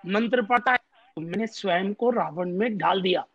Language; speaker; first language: Hindi; native; Hindi